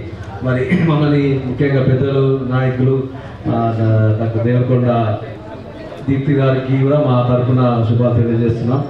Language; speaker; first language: Telugu; native; Telugu